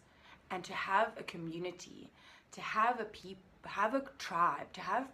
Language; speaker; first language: English; native; English